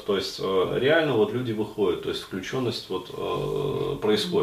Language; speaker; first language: Russian; native; Russian